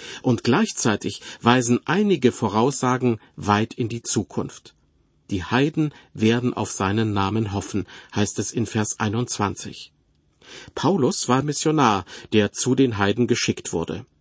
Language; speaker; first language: German; native; German